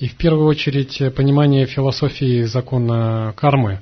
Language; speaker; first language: Russian; native; Russian